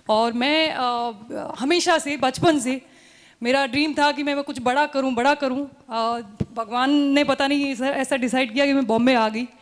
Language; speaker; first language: Hindi; native; Hindi